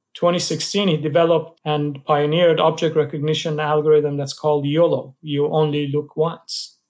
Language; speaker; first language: English; non-native, fluent; Persian